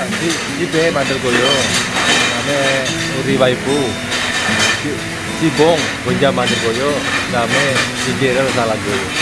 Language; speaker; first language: Korean; non-native, learner; Indonesian